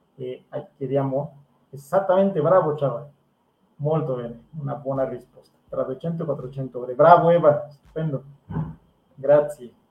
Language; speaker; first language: Italian; non-native, fluent; Spanish